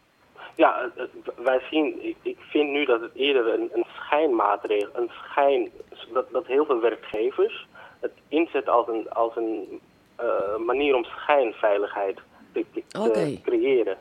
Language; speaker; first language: Dutch; native; Dutch